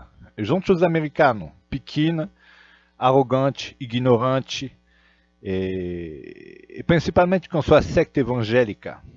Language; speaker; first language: Portuguese; non-native, fluent; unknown